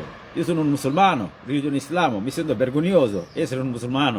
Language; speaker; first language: Italian; non-native, learner; Bangla